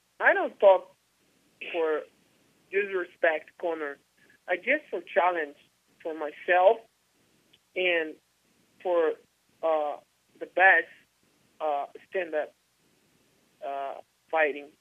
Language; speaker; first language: English; non-native, learner; Portuguese